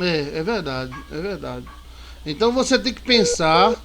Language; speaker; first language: Portuguese; native; Portuguese